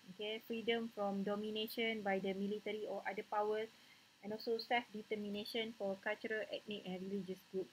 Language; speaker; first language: English; non-native, local second language; Malay